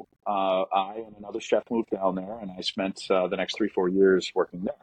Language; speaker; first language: English; native; English